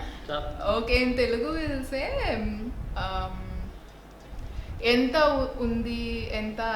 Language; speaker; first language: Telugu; non-native, learner; Tamil